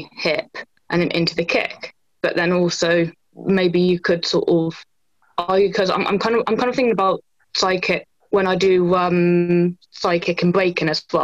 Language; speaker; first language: English; native; English